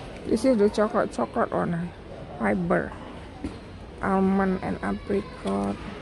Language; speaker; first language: English; non-native, learner; Indonesian